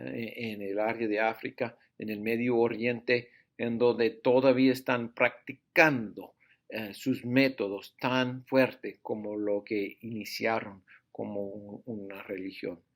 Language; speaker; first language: Spanish; non-native, fluent; English